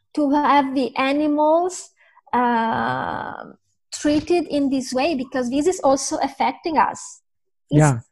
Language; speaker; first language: English; non-native, fluent; Italian